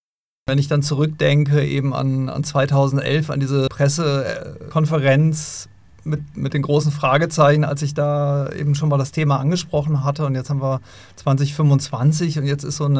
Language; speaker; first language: German; native; German